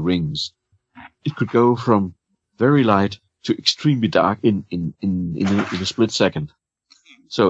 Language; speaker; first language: English; non-native, fluent; Danish